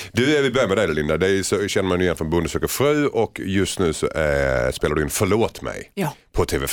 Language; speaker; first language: Swedish; native; Swedish